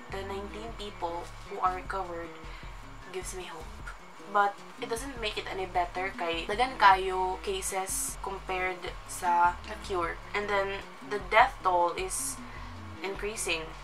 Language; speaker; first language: English; non-native, local second language; Cebuano